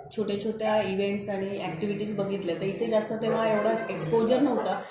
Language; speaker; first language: Marathi; non-native, local second language; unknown